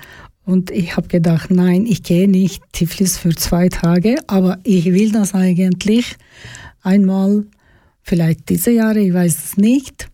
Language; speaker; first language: German; non-native, learner; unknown